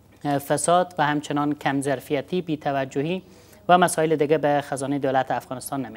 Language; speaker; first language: Persian; native; Persian